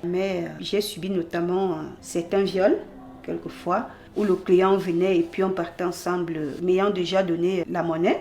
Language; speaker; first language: French; native; French